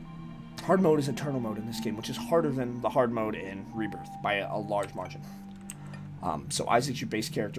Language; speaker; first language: English; native; English